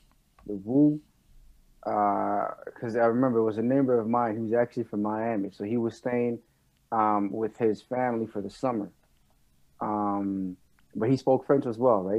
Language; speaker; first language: English; non-native, fluent; French